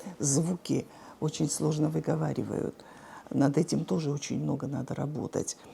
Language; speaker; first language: Russian; non-native, local second language; Abkhazian